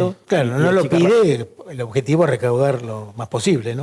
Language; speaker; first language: Spanish; native; Spanish